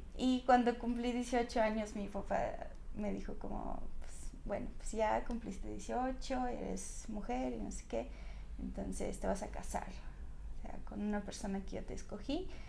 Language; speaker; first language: Spanish; non-native, fluent; Russian